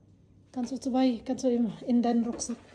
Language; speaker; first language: German; non-native, learner; Cebuano